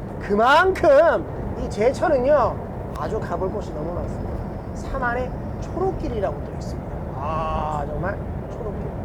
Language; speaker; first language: Korean; native; Korean